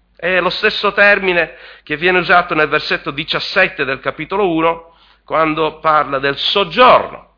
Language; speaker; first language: Italian; native; Italian